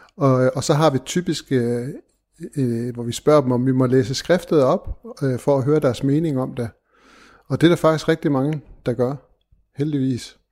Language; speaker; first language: Danish; native; Danish